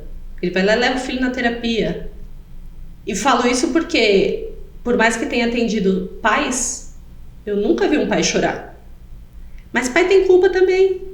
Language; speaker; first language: Portuguese; native; Portuguese